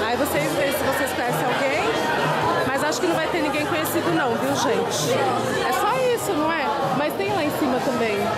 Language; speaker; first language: Portuguese; native; Portuguese